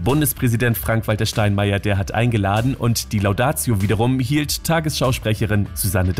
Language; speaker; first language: German; native; German